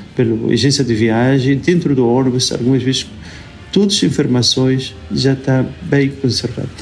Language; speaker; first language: Portuguese; non-native, fluent; Arabic